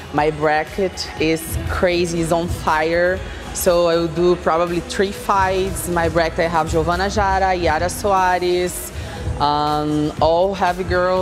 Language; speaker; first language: English; non-native, learner; Portuguese